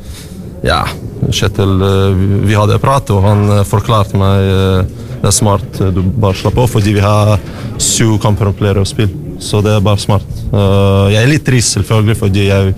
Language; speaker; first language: Norwegian; non-native, learner; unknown